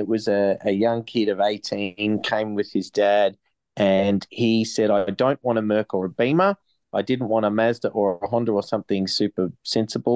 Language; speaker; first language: English; native; English